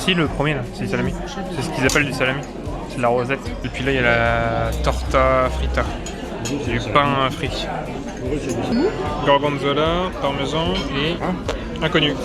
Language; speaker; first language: French; native; French